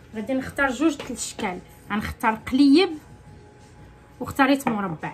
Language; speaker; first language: Arabic; native; Arabic